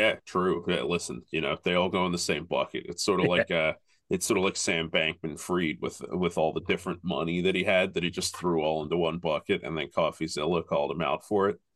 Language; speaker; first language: English; native; English